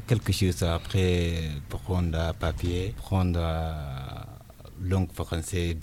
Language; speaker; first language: French; non-native, learner; Arabic